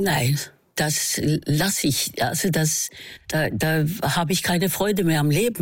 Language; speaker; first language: German; non-native, fluent; Norwegian